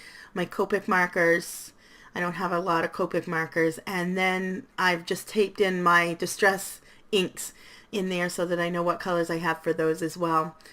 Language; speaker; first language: English; native; English